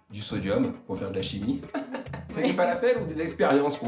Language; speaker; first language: French; native; French